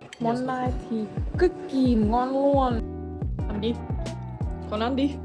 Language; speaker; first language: Vietnamese; non-native, learner; Russian